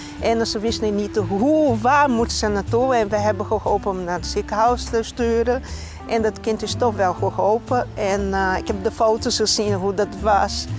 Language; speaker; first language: Dutch; non-native, fluent; Portuguese